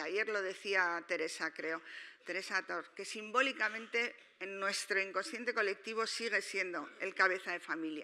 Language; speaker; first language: Spanish; native; Spanish